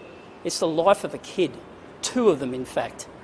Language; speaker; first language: English; native; English